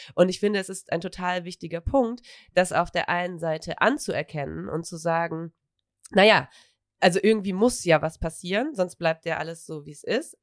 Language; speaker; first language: German; native; German